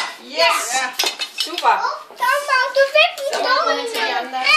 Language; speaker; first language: Danish; native; Danish